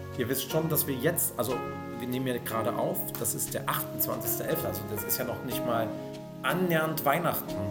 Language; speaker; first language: German; native; German